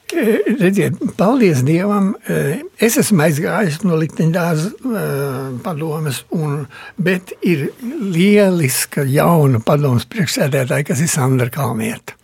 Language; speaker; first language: Latvian; early bilingual, heritage; Latvian